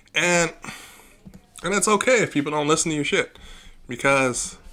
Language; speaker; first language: English; native; English